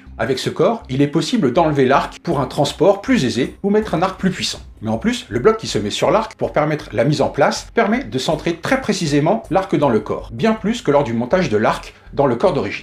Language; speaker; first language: French; native; French